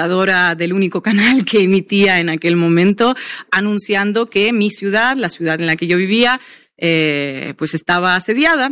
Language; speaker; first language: Spanish; non-native, fluent; Russian